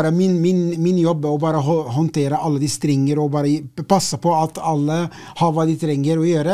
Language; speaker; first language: Swedish; non-native, fluent; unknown